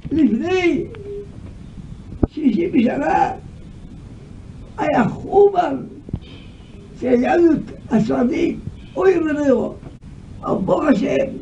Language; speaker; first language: Hebrew; non-native, fluent; Yiddish